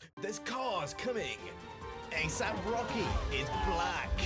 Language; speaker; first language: English; native; English